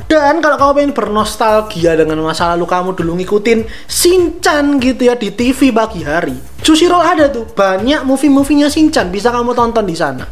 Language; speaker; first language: Indonesian; native; Indonesian